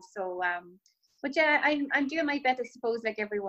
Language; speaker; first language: English; native; English